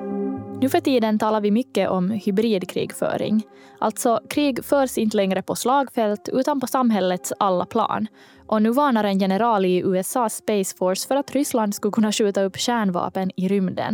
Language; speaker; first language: Swedish; native; Swedish